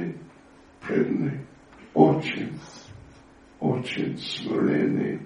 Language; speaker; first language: Russian; non-native, learner; English